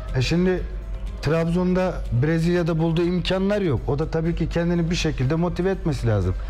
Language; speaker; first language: Turkish; native; Turkish